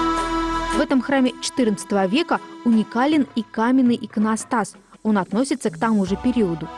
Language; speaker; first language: Russian; native; Russian